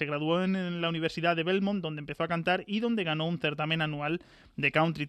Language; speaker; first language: Spanish; native; Spanish